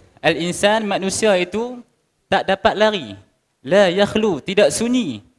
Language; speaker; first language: Malay; native; Malay